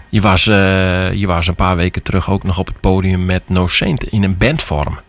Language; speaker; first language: Dutch; native; Dutch